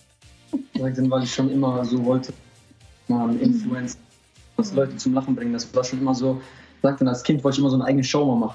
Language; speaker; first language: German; early bilingual, other home language; Albanian